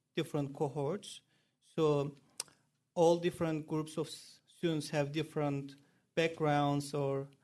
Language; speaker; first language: English; non-native, fluent; Turkish